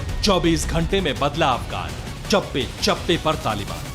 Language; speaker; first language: Hindi; native; Hindi